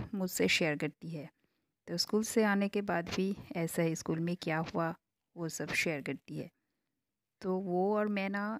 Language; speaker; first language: Hindi; non-native, local second language; Bangla